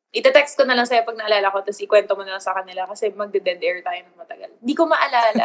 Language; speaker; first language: Filipino; native; Filipino